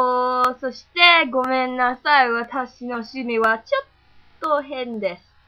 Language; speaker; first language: Japanese; non-native, learner; English